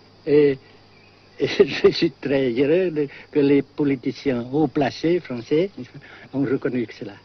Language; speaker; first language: French; non-native, fluent; Vietnamese